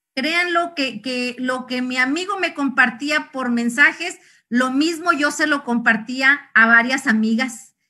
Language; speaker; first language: Spanish; native; Spanish